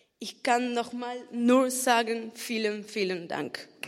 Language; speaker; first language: German; non-native, learner; Spanish